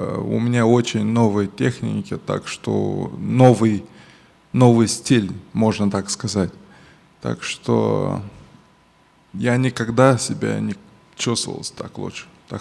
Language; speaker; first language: Russian; non-native, local second language; Romanian